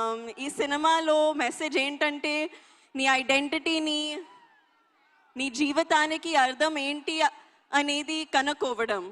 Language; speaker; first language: Telugu; non-native, learner; Hindi